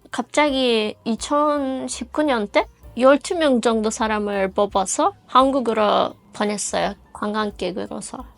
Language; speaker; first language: Korean; non-native, fluent; Azerbaijani